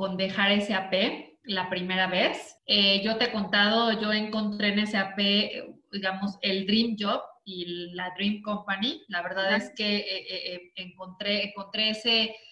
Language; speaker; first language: Spanish; native; Spanish